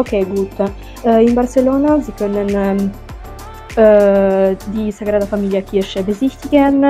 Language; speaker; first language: German; non-native, learner; Italian